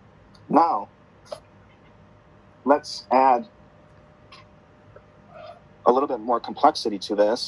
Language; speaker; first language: English; native; English